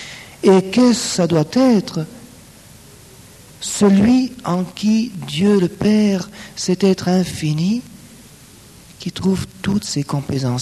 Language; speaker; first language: French; native; French